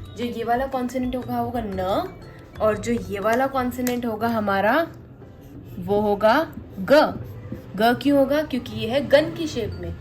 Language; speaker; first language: Hindi; native; Hindi